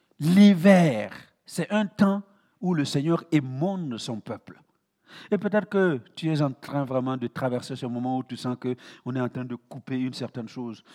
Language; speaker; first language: French; non-native, local second language; Mossi